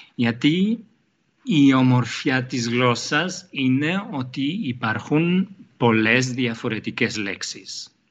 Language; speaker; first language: Greek; non-native, fluent; German